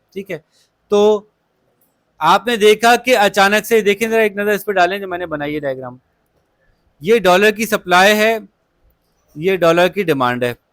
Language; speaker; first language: Urdu; native; Urdu